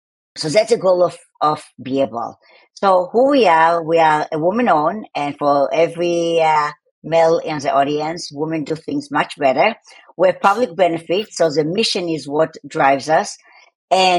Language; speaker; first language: English; non-native, fluent; Hebrew